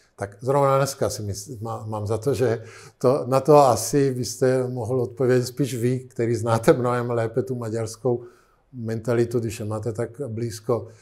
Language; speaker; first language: Czech; non-native, fluent; Italian